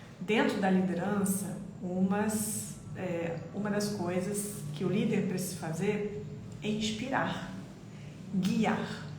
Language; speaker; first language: Portuguese; non-native, fluent; French